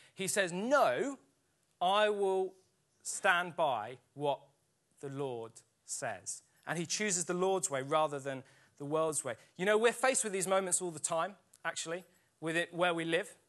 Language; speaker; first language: English; native; English